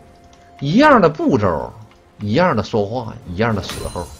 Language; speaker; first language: Chinese; native; Chinese